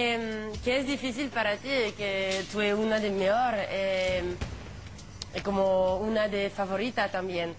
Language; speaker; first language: Spanish; non-native, learner; French